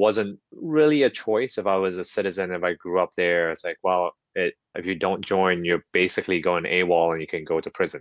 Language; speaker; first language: English; non-native, local second language; Cantonese